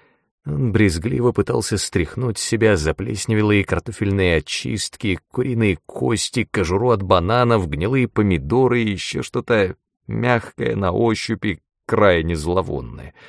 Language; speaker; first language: Russian; native; Russian